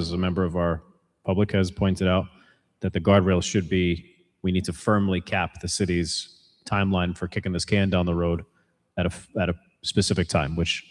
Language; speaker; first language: English; native; English